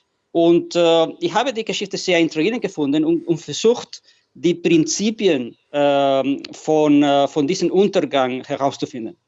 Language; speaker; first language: German; non-native, fluent; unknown